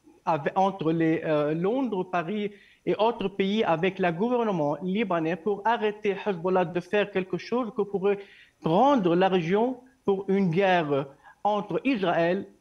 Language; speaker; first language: French; non-native, learner; Arabic